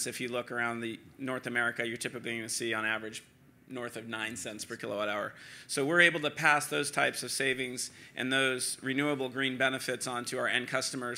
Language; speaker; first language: English; native; English